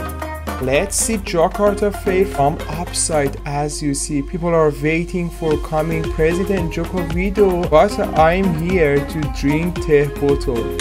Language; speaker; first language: English; non-native, learner; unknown